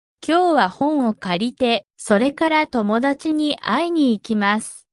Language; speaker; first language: Japanese; non-native, fluent; Korean